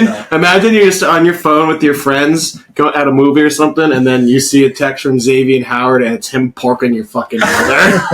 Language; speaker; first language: English; native; English